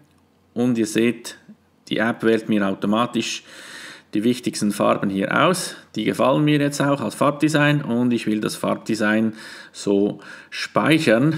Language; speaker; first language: German; native; German